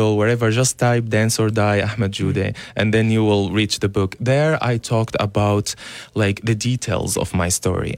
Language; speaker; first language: English; non-native, fluent; Arabic